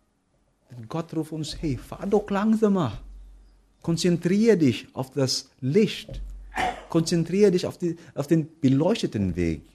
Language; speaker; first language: German; non-native, fluent; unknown